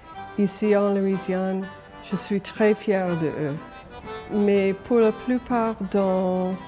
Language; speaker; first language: French; non-native, local second language; English